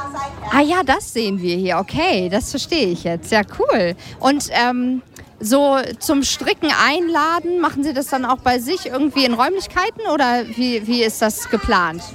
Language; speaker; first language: German; native; German